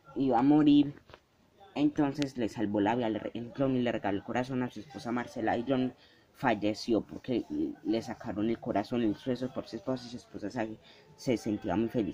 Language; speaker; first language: Spanish; native; Spanish